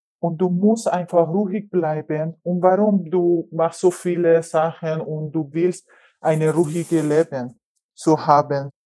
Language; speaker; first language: German; non-native, learner; Persian